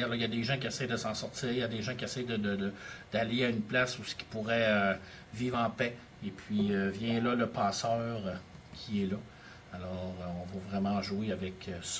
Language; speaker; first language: French; native; French